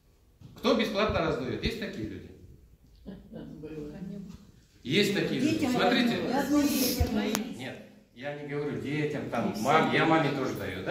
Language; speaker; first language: Russian; non-native, local second language; Kazakh